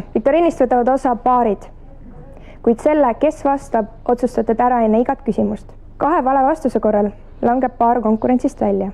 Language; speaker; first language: Estonian; native; Estonian